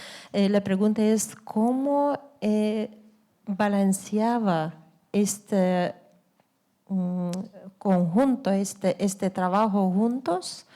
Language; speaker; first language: Spanish; non-native, fluent; Lithuanian